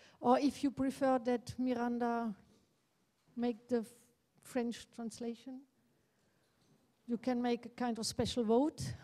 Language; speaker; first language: English; non-native, fluent; French